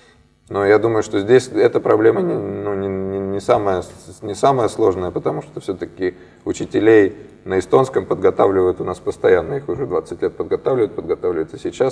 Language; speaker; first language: Russian; native; Russian